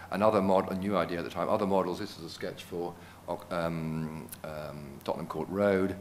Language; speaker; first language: English; native; English